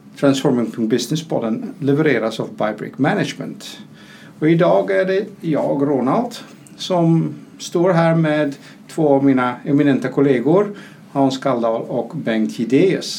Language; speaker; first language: Swedish; non-native, fluent; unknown